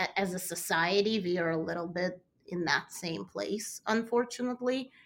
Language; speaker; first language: English; early bilingual, other home language; Russian